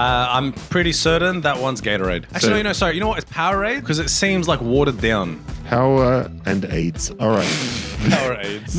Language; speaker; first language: English; native; English